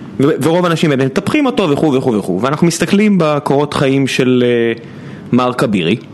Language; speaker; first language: Hebrew; native; Hebrew